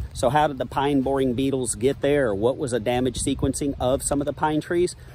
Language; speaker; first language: English; native; English